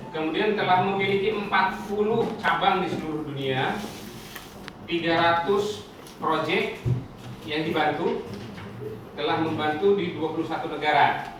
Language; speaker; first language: Indonesian; native; Indonesian